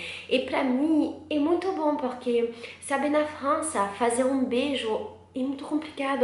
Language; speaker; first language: Portuguese; non-native, learner; French